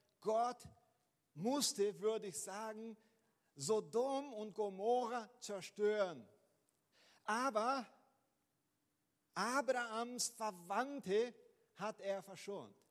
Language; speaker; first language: German; non-native, fluent; Portuguese